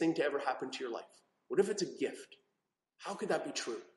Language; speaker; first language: English; native; English